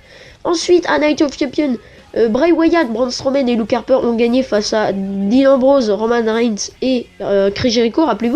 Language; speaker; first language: French; native; French